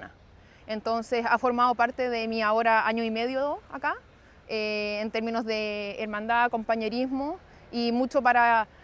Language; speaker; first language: Spanish; native; Spanish